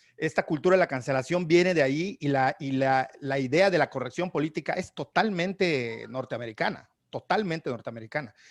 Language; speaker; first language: Spanish; native; Spanish